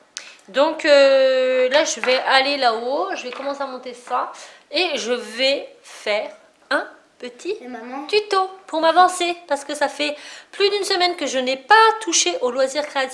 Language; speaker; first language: French; native; French